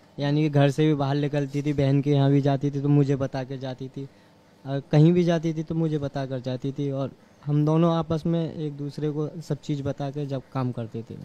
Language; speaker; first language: Hindi; native; Hindi